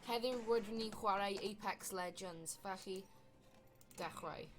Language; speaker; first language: Welsh; non-native, learner; English